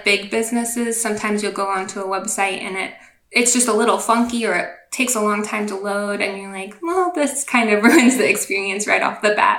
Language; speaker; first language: English; native; English